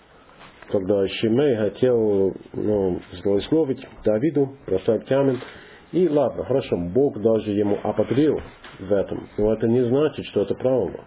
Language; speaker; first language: Russian; non-native, learner; English